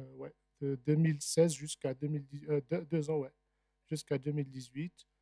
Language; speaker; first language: French; non-native, local second language; Arabic